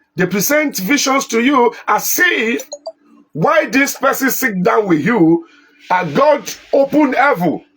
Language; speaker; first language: English; non-native, local second language; Yoruba